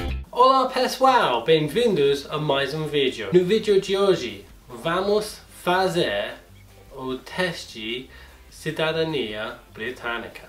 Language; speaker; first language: Portuguese; non-native, learner; English